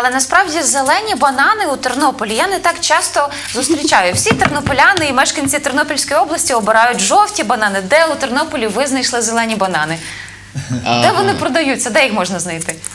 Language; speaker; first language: Ukrainian; native; Ukrainian